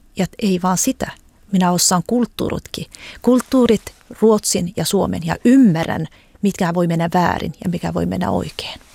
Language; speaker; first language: Finnish; early bilingual, heritage; Finnish